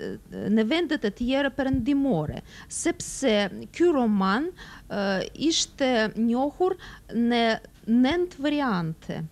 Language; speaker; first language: Albanian; non-native, fluent; Russian